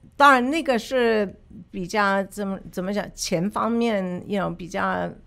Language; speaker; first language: Chinese; early bilingual, other home language; English